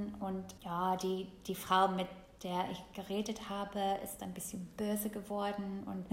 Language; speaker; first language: German; non-native, fluent; English